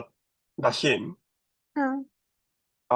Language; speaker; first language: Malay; non-native, learner; Japanese